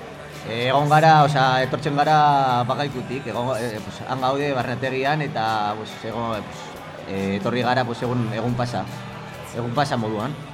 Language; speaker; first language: Basque; non-native, learner; Spanish